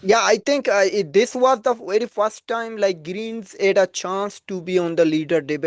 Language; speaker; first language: English; non-native, fluent; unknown